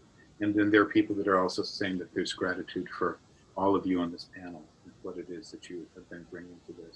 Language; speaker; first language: English; native; English